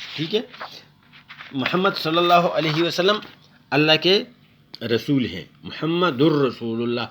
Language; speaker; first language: Urdu; non-native, local second language; Pashto